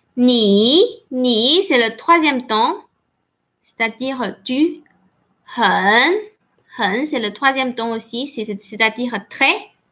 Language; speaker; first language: French; non-native, fluent; Chinese